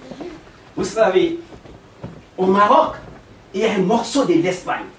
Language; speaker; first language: French; non-native, local second language; Bambara